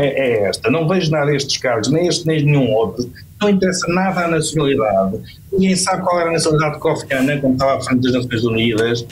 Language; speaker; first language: Portuguese; native; Portuguese